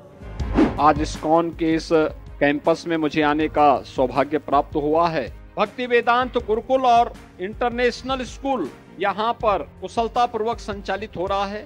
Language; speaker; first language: Hindi; native; Hindi